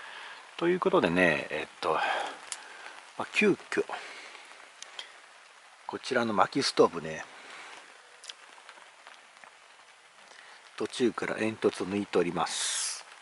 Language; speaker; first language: Japanese; native; Japanese